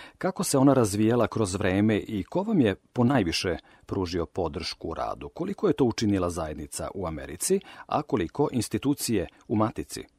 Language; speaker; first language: Serbian; native; Serbian